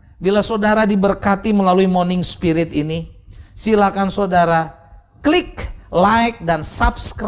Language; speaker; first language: Indonesian; native; Indonesian